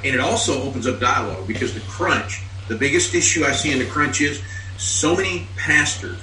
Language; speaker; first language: English; native; English